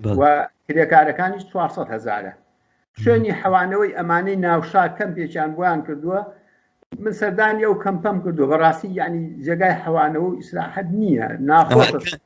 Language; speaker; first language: Central Kurdish; native; Central Kurdish